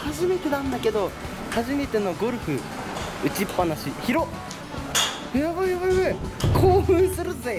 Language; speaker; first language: Japanese; native; Japanese